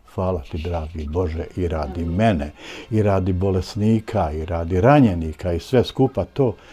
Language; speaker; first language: Croatian; native; Croatian